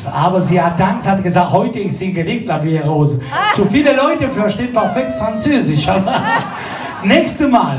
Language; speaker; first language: German; non-native, fluent; Italian